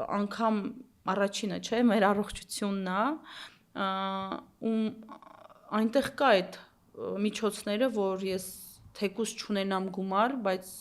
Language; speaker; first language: Armenian; early bilingual, heritage; Armenian